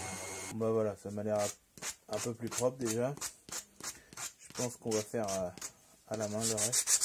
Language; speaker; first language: French; native; French